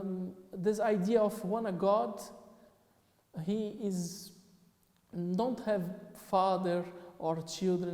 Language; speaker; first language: English; non-native, fluent; Portuguese